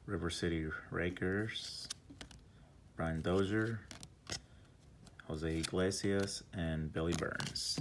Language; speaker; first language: English; native; English